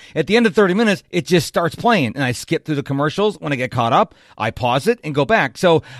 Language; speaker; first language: English; native; English